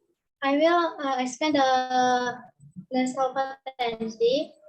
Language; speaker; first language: English; non-native, learner; Indonesian